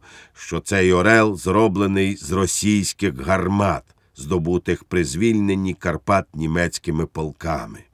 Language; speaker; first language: Ukrainian; native; Ukrainian